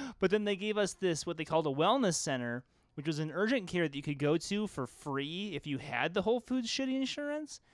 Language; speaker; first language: English; native; English